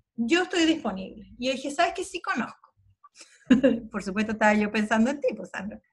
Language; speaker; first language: Spanish; native; Spanish